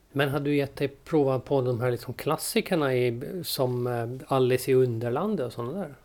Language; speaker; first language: Swedish; native; Swedish